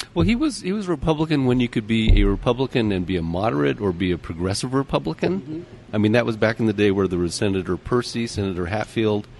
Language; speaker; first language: English; native; English